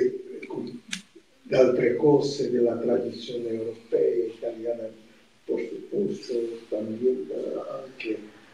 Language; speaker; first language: Italian; non-native, fluent; Portuguese